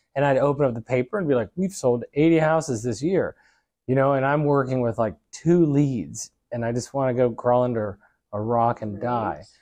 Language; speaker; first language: English; native; English